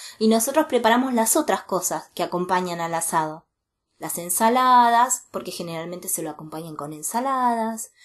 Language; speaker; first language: Spanish; native; Spanish